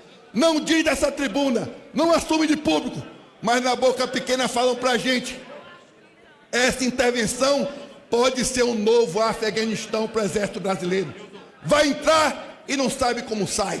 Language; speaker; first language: Portuguese; native; Portuguese